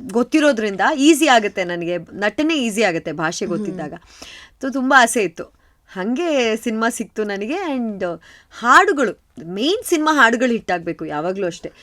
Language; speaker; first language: Kannada; non-native, local second language; Kodava